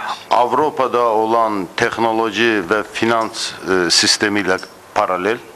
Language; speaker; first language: Turkish; non-native, fluent; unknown